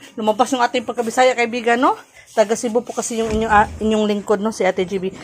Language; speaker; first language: Filipino; non-native, local second language; Cebuano